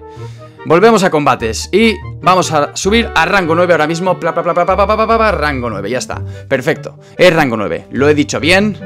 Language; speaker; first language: Spanish; native; Spanish